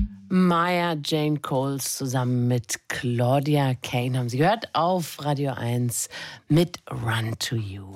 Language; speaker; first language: German; native; German